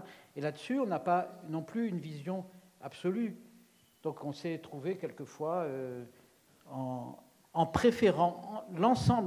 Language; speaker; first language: French; native; French